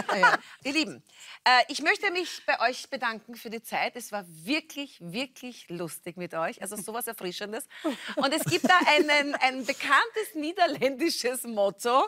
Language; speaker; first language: German; native; German